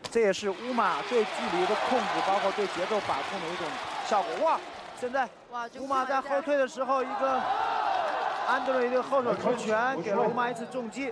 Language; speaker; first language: Chinese; native; Chinese